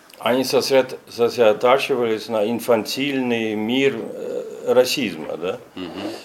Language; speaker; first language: Russian; non-native, fluent; German